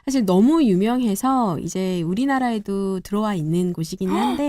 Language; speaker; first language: Korean; native; Korean